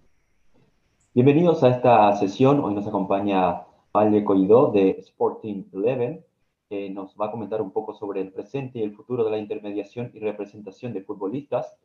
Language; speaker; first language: Spanish; native; Spanish